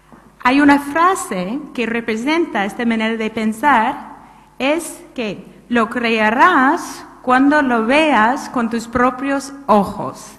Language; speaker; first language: Spanish; non-native, fluent; English